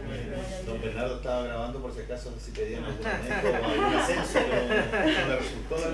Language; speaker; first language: Spanish; native; Spanish